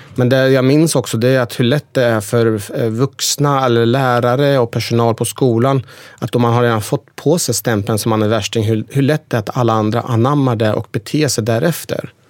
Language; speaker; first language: Swedish; early bilingual, other home language; Persian